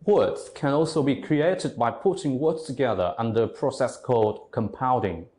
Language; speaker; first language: English; non-native, fluent; Vietnamese